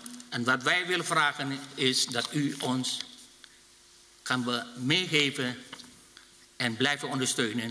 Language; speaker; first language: Dutch; non-native, fluent; Indonesian